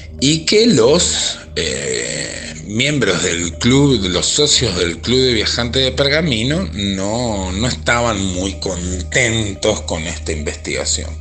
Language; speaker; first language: Spanish; native; Spanish